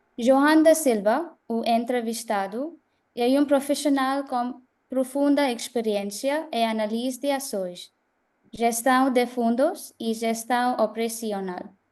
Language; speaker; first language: Portuguese; non-native, learner; Konkani